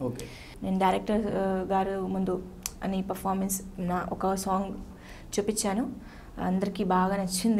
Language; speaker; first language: Telugu; non-native, learner; Hindi